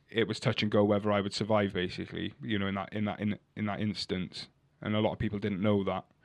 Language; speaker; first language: English; native; English